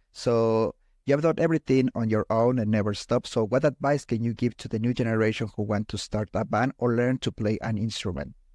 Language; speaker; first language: English; non-native, fluent; Spanish